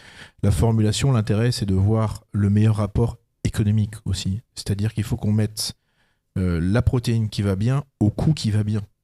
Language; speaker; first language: French; native; French